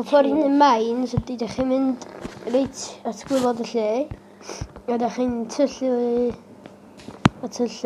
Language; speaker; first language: Welsh; native; Welsh